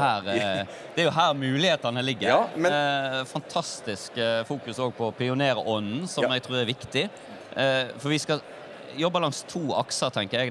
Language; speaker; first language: Norwegian; native; Norwegian